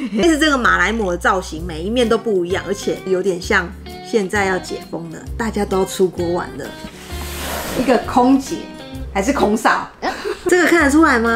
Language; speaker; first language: Chinese; native; Chinese